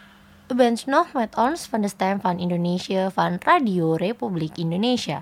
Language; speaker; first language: Dutch; non-native, fluent; Indonesian